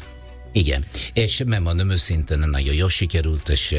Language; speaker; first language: Hungarian; non-native, fluent; Italian